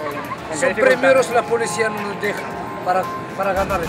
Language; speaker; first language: Spanish; non-native, learner; Arabic